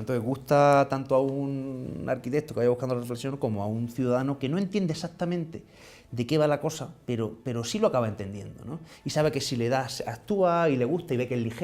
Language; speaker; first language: Spanish; native; Spanish